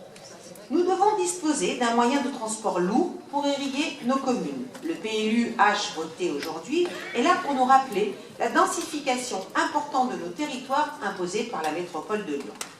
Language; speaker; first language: French; native; French